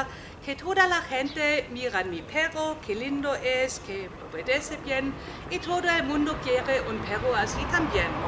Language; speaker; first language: Spanish; non-native, fluent; German